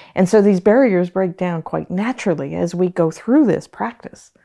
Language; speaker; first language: English; native; English